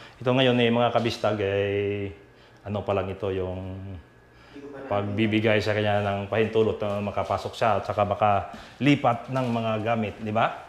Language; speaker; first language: Filipino; non-native, local second language; Cebuano